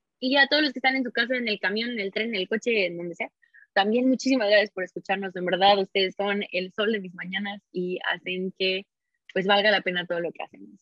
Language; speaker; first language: Spanish; early bilingual, heritage; Spanish